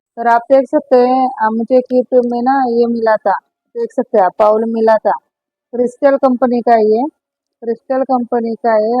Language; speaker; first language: Hindi; non-native, local second language; Marathi